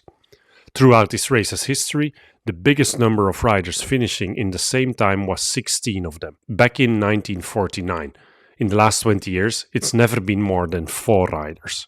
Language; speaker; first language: English; non-native, fluent; Dutch